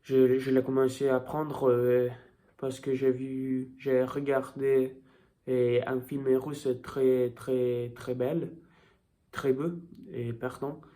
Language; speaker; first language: French; non-native, learner; Italian